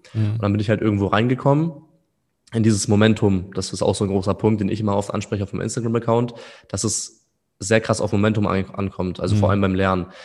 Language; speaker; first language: German; native; German